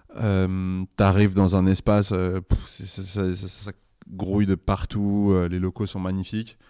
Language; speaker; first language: French; native; French